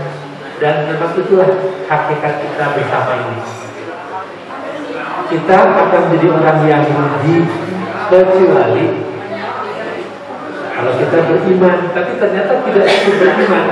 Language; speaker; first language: Indonesian; non-native, local second language; Sundanese